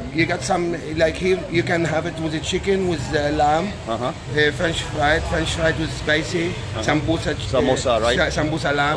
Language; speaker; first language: English; non-native, learner; Arabic